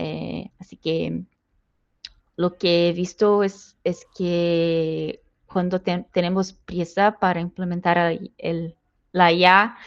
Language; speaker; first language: Spanish; non-native, fluent; Portuguese